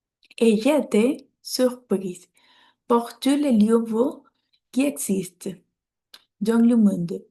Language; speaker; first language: French; non-native, learner; Spanish